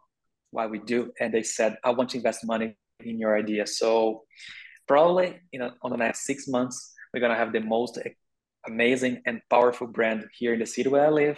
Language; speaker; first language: English; non-native, learner; Portuguese